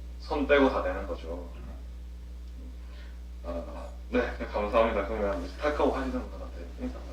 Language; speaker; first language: Korean; native; Korean